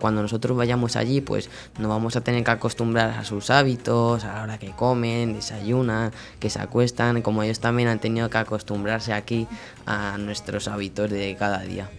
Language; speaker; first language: Spanish; native; Spanish